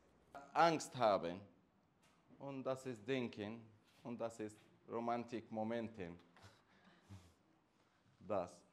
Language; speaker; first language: German; non-native, learner; Arabic